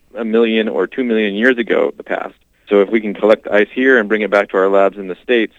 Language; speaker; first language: English; native; English